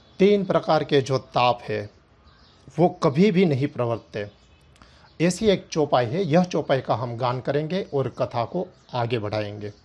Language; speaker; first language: Hindi; non-native, local second language; Gujarati